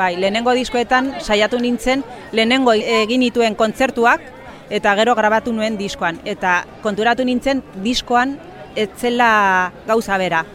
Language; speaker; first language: Basque; non-native, local second language; Spanish